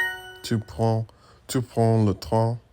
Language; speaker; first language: French; non-native, learner; English